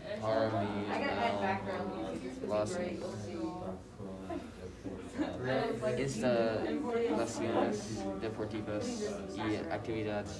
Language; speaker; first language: Spanish; non-native, learner; English